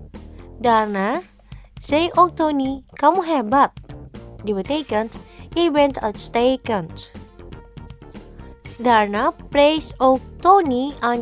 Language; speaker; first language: Dutch; non-native, learner; Indonesian